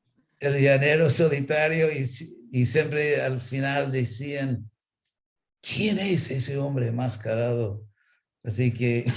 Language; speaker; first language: Spanish; non-native, fluent; English